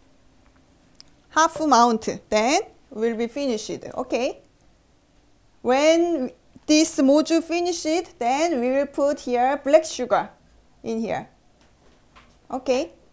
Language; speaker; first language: English; non-native, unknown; Korean